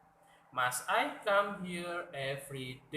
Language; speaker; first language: English; non-native, learner; Indonesian